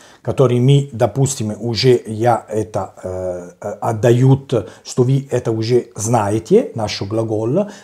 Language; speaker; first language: Russian; non-native, learner; Italian